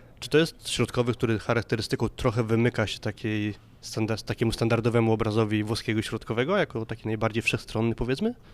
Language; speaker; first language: Polish; native; Polish